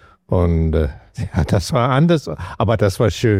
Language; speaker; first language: German; non-native, fluent; Danish